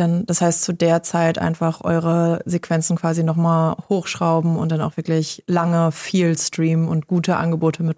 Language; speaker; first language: German; native; German